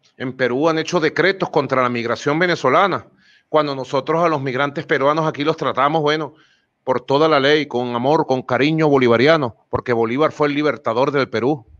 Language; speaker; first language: Spanish; native; Spanish